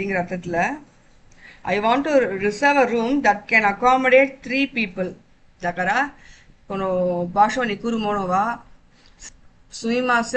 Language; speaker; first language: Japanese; non-native, learner; Tamil